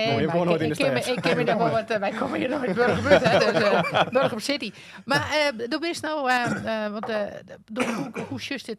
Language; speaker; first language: Dutch; non-native, local second language; Western Frisian